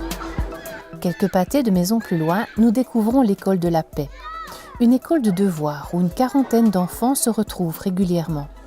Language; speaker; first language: French; native; French